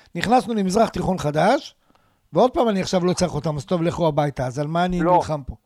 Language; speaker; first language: Hebrew; native; Hebrew